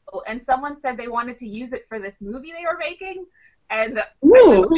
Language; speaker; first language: English; native; English